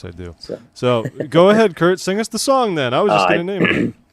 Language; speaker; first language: English; native; English